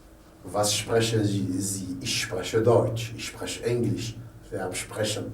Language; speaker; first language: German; non-native, fluent; Arabic